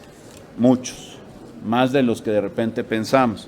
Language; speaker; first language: Spanish; native; Spanish